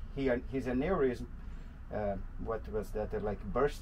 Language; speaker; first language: English; non-native, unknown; Portuguese